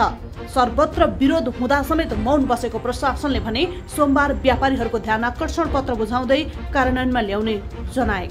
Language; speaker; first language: Nepali; native; Nepali